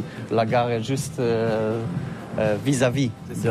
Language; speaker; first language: French; non-native, learner; Polish